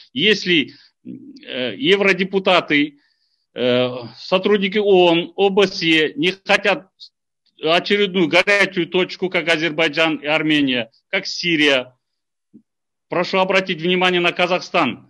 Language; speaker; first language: Russian; non-native, local second language; Kazakh